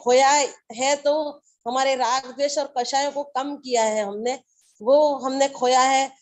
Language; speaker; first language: Hindi; native; Hindi